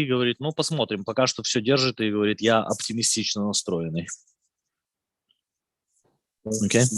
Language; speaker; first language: Russian; native; Russian